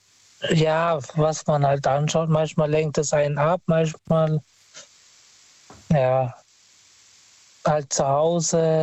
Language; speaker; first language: German; non-native, fluent; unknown